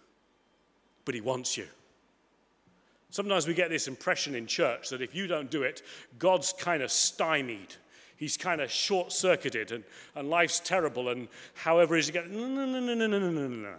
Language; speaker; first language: English; native; English